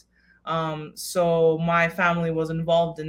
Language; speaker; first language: English; non-native, fluent; Russian